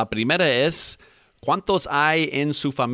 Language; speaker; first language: Spanish; non-native, fluent; English